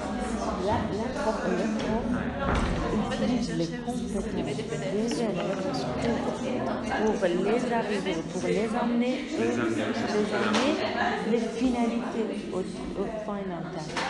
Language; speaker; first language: French; non-native, learner; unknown